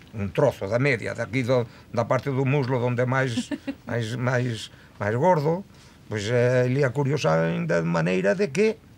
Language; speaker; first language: Galician; native; Galician